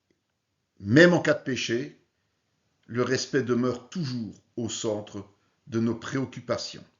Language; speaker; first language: French; native; French